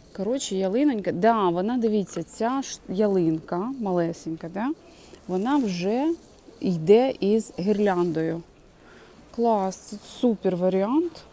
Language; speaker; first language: Ukrainian; native; Ukrainian